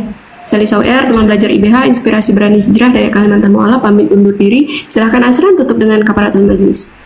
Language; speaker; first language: Indonesian; native; Indonesian